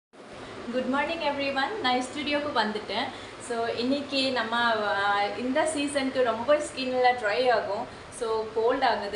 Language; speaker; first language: Tamil; non-native, fluent; Assamese